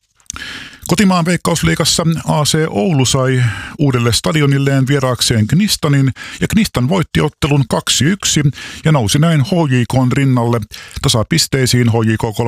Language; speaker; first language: Finnish; native; Finnish